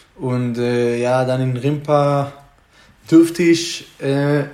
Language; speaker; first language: German; non-native, fluent; Hebrew